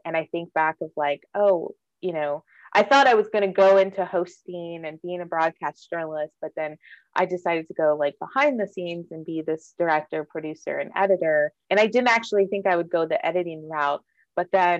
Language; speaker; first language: English; native; English